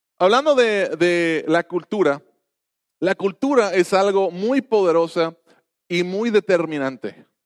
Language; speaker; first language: Spanish; non-native, fluent; English